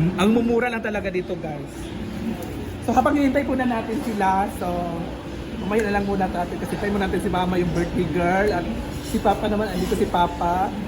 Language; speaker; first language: Filipino; native; Filipino